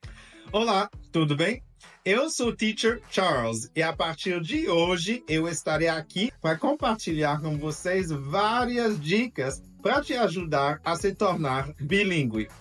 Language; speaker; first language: Portuguese; non-native, fluent; English